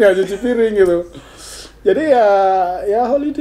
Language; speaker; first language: Indonesian; native; Indonesian